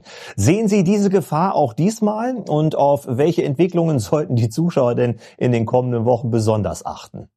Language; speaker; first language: German; native; German